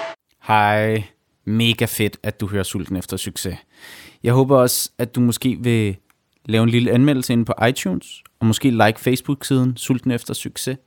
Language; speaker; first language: Danish; native; Danish